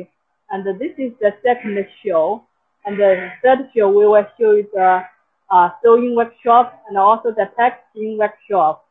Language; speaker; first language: English; non-native, local second language; Chinese